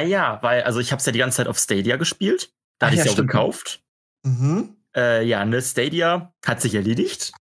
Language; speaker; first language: German; native; German